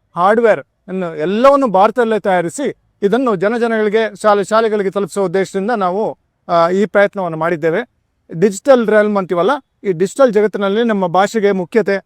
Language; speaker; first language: Kannada; non-native, local second language; Tulu